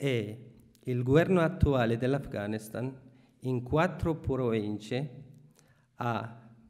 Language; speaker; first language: Italian; non-native, fluent; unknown